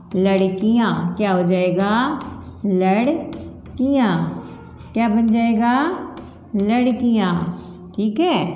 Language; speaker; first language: Hindi; native; Hindi